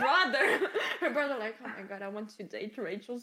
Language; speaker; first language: English; non-native, fluent; French